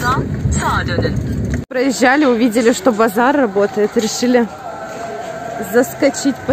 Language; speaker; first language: Russian; native; Russian